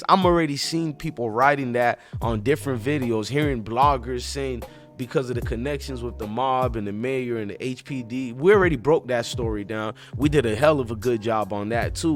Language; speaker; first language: English; native; English